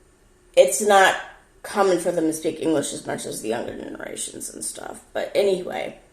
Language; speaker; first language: English; native; English